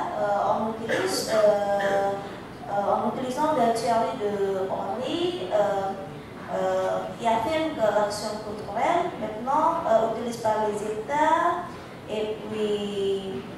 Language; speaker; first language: French; non-native, fluent; Indonesian